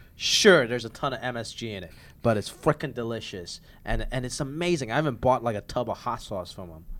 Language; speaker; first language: English; non-native, local second language; Cantonese